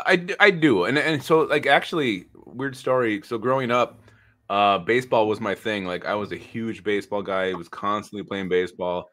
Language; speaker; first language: English; native; English